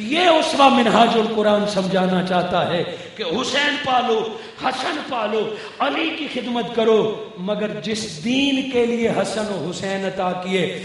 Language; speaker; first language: Urdu; non-native, local second language; Punjabi